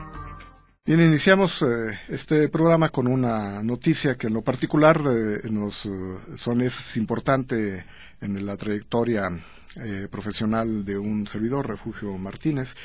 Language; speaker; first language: Spanish; native; Spanish